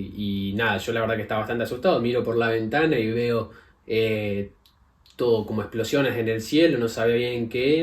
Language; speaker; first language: Spanish; native; Spanish